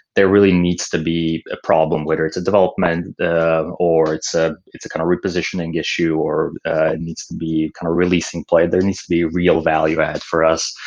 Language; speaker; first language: English; non-native, fluent; Slovak